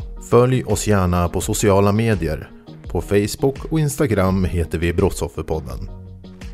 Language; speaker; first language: Swedish; native; Swedish